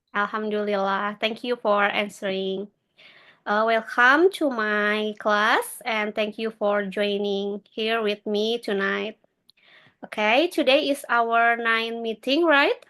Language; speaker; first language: English; non-native, learner; Indonesian